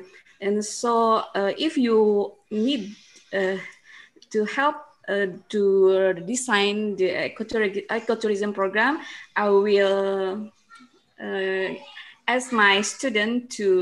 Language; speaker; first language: English; non-native, learner; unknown